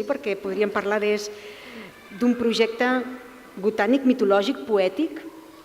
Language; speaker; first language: Catalan; native; Catalan